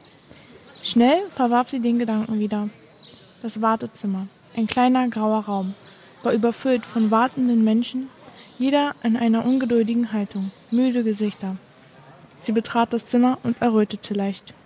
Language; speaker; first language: German; native; German